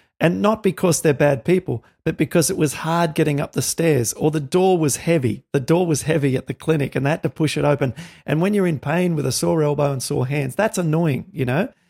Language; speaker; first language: English; native; English